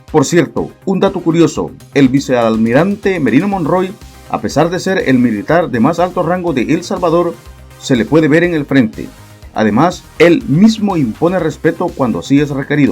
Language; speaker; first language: Spanish; native; Spanish